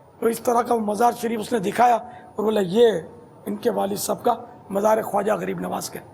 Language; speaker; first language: Urdu; non-native, local second language; Memoni